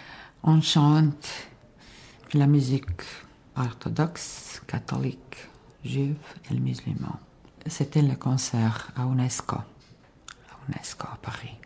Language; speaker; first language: French; non-native, learner; Bosnian